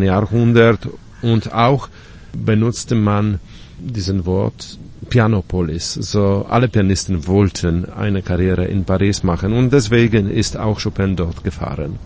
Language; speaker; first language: German; non-native, fluent; Polish